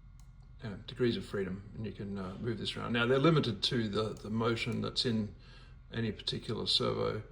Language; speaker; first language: English; native; English